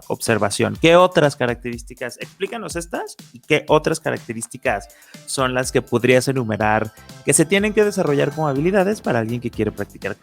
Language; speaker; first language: Spanish; native; Spanish